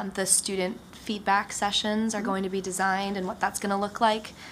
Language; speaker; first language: English; early bilingual, other home language; Japanese